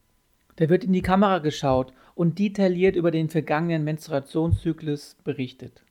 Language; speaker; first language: German; native; German